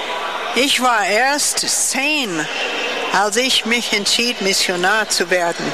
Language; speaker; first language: German; non-native, fluent; English